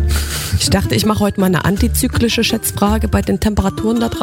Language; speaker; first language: German; native; German